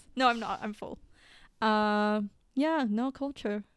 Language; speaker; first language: English; early bilingual, other home language; Filipino